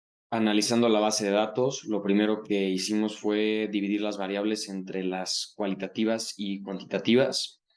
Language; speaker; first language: Spanish; native; Spanish